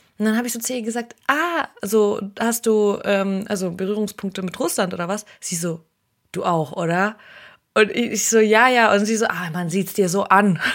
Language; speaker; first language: German; early bilingual, other home language; Russian